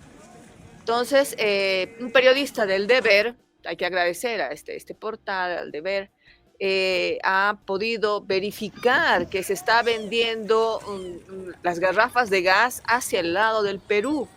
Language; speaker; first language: Spanish; native; Spanish